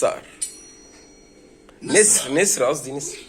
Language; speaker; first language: Arabic; native; Arabic